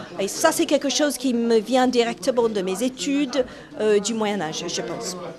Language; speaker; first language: French; non-native, fluent; English